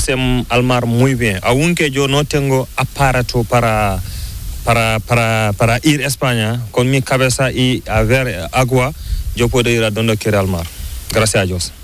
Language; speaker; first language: Spanish; non-native, learner; Fula